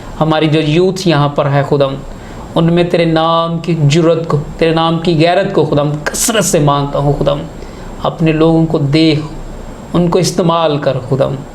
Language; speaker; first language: Urdu; non-native, local second language; Punjabi